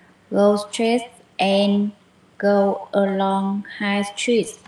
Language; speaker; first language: English; non-native, learner; Vietnamese